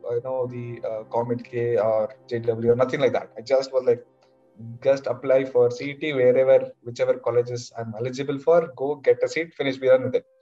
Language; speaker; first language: English; non-native, local second language; Kannada